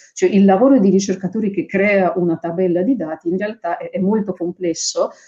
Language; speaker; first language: Italian; non-native, fluent; Russian